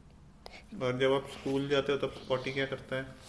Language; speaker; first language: Hindi; native; Hindi